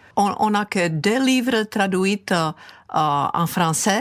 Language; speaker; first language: French; non-native, fluent; Czech